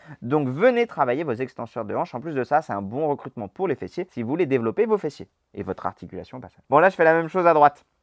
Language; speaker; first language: French; native; French